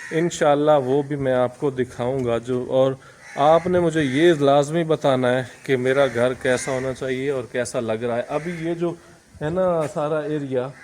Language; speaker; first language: Urdu; non-native, local second language; Punjabi